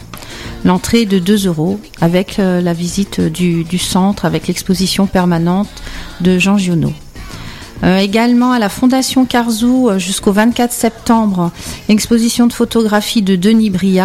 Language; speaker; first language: French; native; French